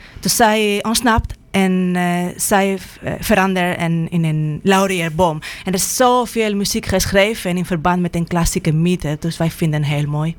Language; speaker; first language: Dutch; non-native, fluent; Spanish